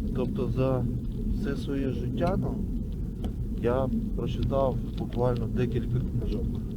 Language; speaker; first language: Ukrainian; non-native, local second language; Russian